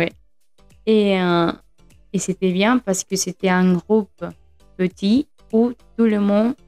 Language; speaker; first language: French; non-native, fluent; Spanish